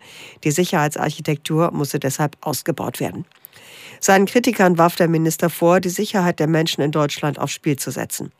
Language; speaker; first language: German; native; German